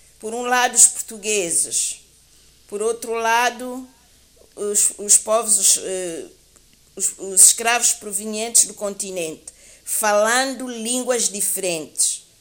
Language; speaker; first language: Portuguese; native; Portuguese